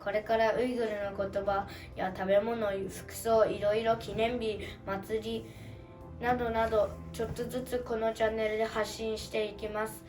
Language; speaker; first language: Japanese; early bilingual, other home language; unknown